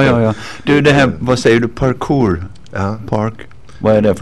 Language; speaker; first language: Swedish; native; Swedish